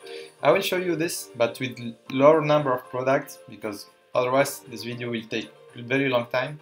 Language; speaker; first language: English; non-native, fluent; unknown